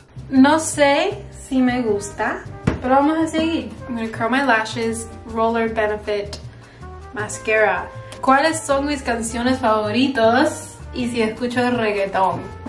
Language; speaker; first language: Spanish; early bilingual, heritage; Spanish